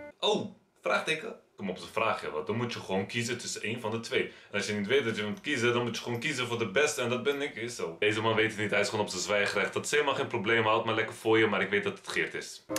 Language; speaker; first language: Dutch; early bilingual, other home language; Turkish